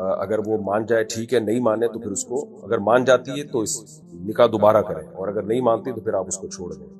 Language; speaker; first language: Urdu; native; Urdu